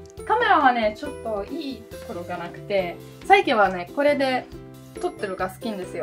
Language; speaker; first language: Japanese; non-native, fluent; Italian